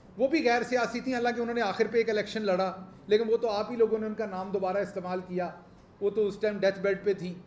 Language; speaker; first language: Urdu; non-native, local second language; Punjabi